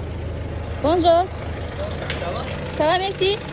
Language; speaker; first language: French; non-native, learner; Kazakh